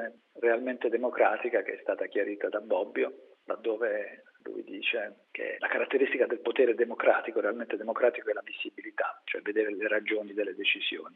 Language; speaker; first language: Italian; native; Italian